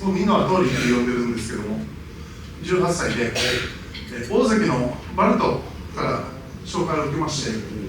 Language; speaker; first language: Japanese; native; Japanese